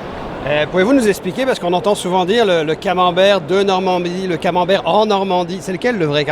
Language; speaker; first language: French; native; French